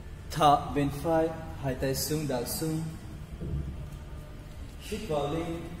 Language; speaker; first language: Vietnamese; non-native, learner; Bangla